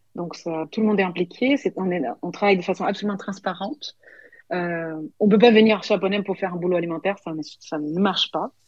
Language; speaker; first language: French; non-native, fluent; Portuguese